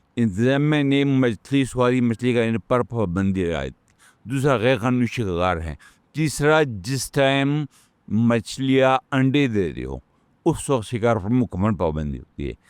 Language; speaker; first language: Urdu; non-native, local second language; Pashto